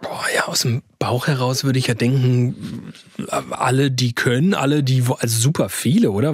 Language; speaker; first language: German; native; German